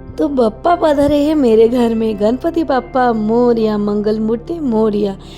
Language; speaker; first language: Hindi; non-native, local second language; Bangla